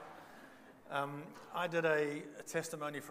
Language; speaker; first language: English; non-native, local second language; Bemba